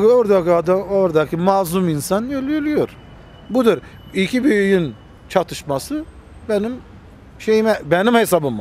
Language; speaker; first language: Turkish; non-native, fluent; Armenian